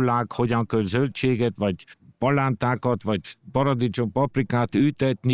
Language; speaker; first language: Hungarian; early bilingual, heritage; Hungarian